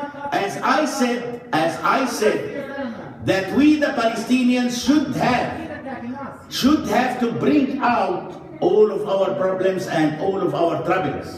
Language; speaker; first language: English; non-native, fluent; Arabic